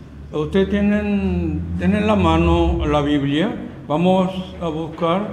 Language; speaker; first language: Spanish; non-native, learner; Korean